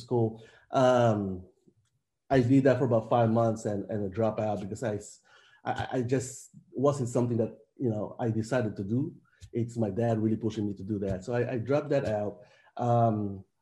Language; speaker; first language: English; non-native, local second language; Filipino